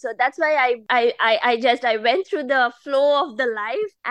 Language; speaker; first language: English; non-native, local second language; Bangla